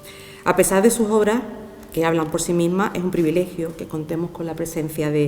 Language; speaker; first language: Spanish; native; Spanish